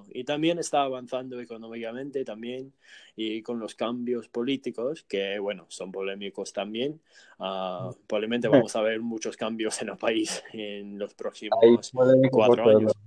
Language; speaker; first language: Spanish; non-native, fluent; English